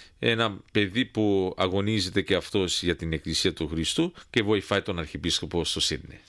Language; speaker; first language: Greek; early bilingual, heritage; Greek